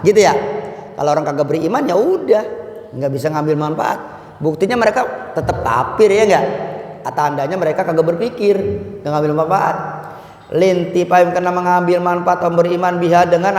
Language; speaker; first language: Malay; native; Malay